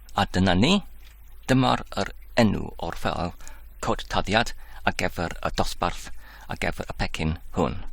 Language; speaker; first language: Welsh; non-native, local second language; English